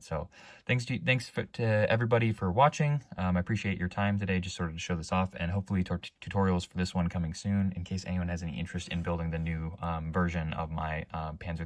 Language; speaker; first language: English; native; English